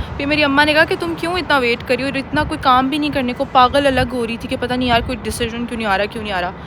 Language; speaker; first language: Urdu; native; Urdu